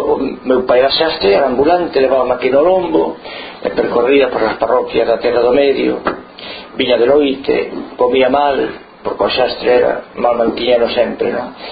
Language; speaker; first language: Galician; non-native, local second language; Spanish